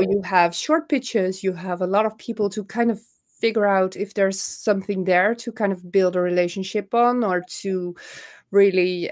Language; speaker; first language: English; non-native, fluent; Dutch